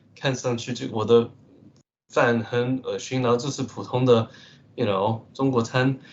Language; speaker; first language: Chinese; early bilingual, heritage; Chinese